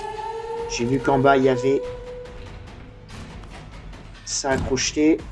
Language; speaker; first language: French; native; French